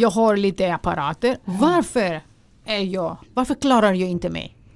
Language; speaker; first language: Swedish; non-native, fluent; Greek